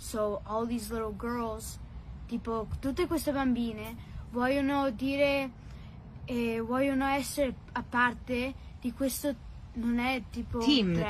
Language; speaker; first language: Italian; early bilingual, heritage; Italian